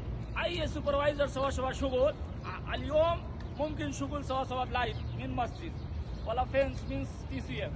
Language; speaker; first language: Arabic; non-native, learner; Hindi